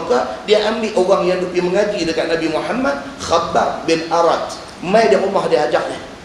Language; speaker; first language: Malay; native; Malay